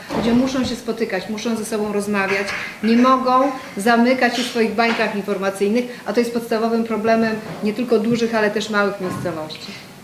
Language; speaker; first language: Polish; native; Polish